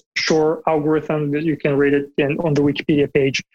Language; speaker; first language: English; non-native, fluent; Bulgarian